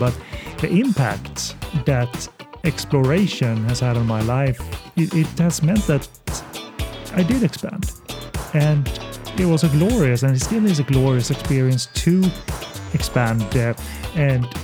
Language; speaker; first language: English; non-native, fluent; Swedish